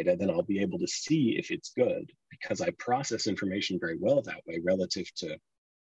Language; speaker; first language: English; native; English